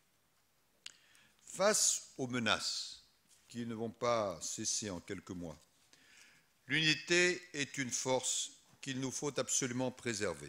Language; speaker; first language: French; native; French